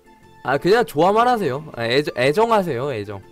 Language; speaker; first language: Korean; native; Korean